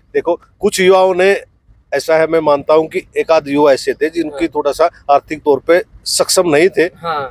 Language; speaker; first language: Hindi; native; Hindi